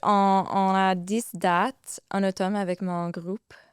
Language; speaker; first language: French; non-native, fluent; English